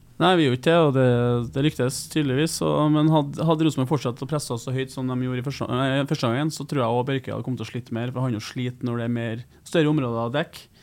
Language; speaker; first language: Norwegian; native; Norwegian